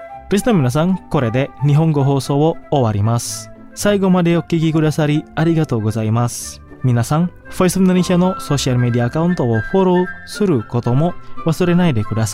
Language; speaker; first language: Japanese; non-native, fluent; Indonesian